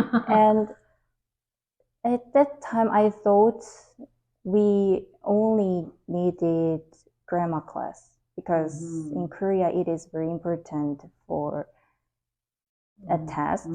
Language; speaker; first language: English; non-native, learner; Korean